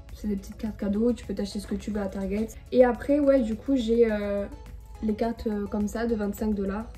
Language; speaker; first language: French; native; French